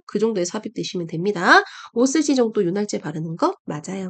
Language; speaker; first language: Korean; native; Korean